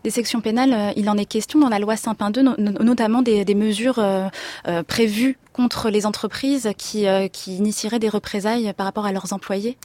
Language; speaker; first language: French; native; French